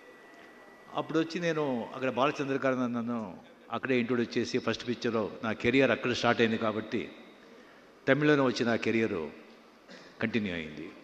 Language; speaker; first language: Telugu; non-native, fluent; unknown